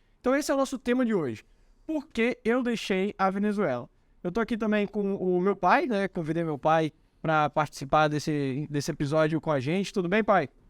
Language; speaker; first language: Portuguese; native; Portuguese